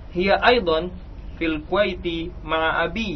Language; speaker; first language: Arabic; non-native, learner; Indonesian